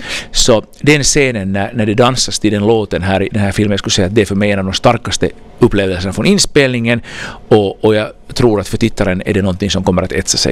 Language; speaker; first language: Swedish; native; Swedish